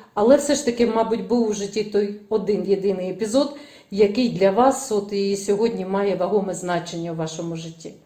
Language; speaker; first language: Ukrainian; native; Ukrainian